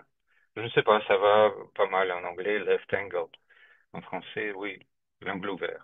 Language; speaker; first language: French; non-native, fluent; Russian